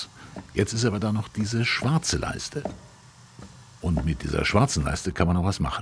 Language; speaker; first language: German; native; German